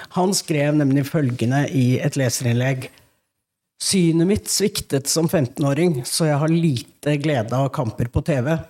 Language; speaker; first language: Norwegian; native; Norwegian